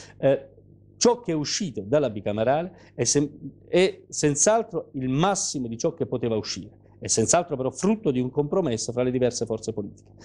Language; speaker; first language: Italian; native; Italian